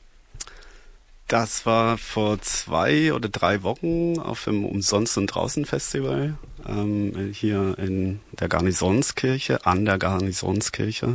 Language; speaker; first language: German; non-native, fluent; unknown